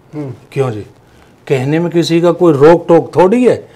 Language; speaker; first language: Hindi; native; Hindi